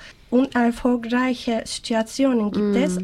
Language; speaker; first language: German; non-native, learner; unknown